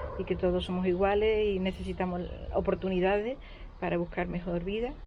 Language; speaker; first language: Spanish; native; Spanish